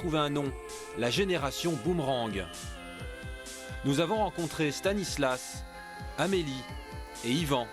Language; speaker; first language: French; native; French